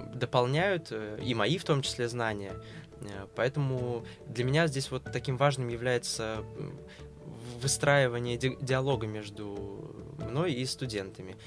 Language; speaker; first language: Russian; native; Russian